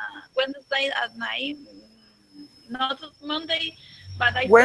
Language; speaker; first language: English; non-native, learner; Spanish